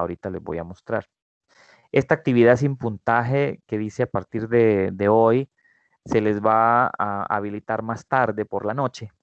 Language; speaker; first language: Spanish; native; Spanish